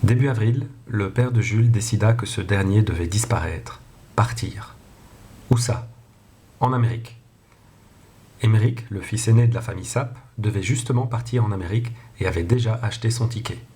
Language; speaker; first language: French; non-native, local second language; Dutch